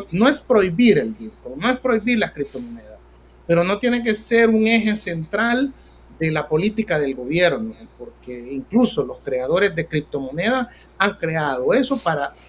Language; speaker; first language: Spanish; native; Spanish